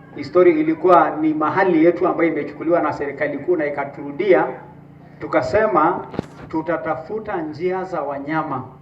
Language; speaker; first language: Swahili; non-native, local second language; Masai